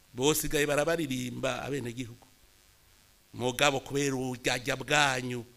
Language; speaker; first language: Rundi; native; Rundi